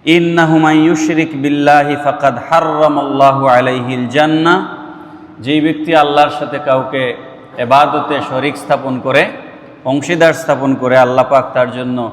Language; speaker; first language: Bangla; non-native, local second language; Sylheti